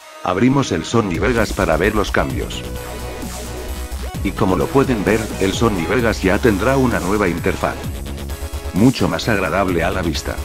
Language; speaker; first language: Spanish; native; Spanish